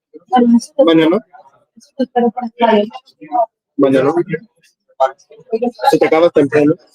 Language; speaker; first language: Spanish; non-native, learner; English